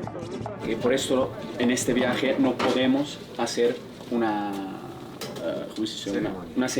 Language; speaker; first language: Spanish; non-native, learner; Italian